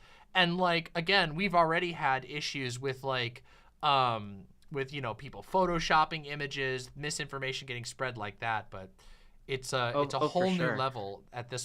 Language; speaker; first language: English; native; English